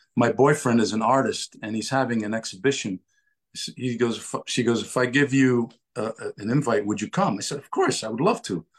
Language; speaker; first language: English; early bilingual, other home language; Italian